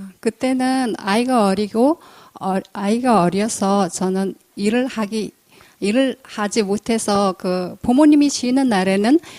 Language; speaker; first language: Korean; non-native, fluent; Mongolian